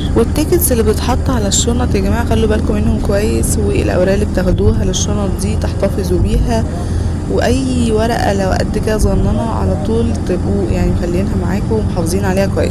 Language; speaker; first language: Arabic; native; Arabic